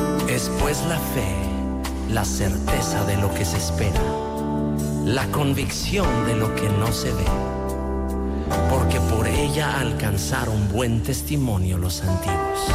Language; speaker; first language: Spanish; native; Spanish